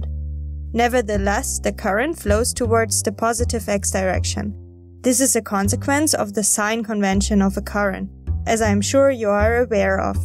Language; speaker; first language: English; non-native, fluent; German